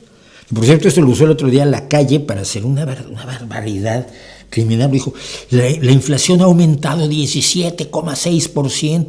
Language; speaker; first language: Spanish; native; Spanish